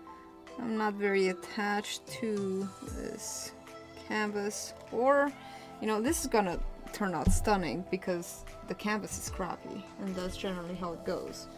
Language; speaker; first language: English; non-native, fluent; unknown